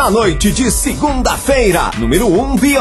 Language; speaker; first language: Portuguese; native; Portuguese